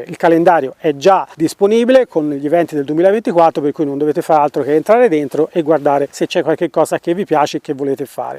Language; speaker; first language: Italian; native; Italian